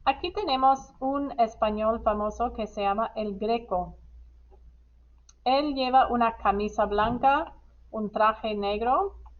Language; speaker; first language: Spanish; non-native, fluent; English